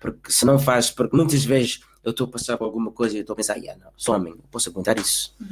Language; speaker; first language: Portuguese; early bilingual, heritage; Portuguese